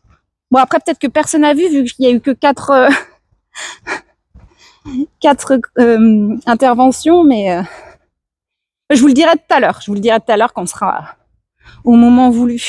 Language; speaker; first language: French; native; French